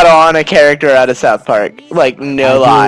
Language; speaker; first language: English; native; English